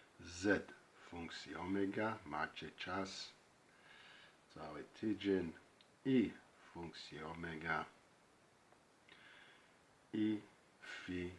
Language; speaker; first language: Polish; non-native, learner; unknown